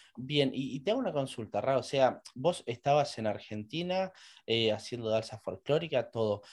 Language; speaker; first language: Spanish; native; Spanish